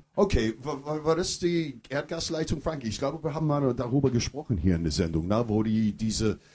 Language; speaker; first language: German; non-native, fluent; English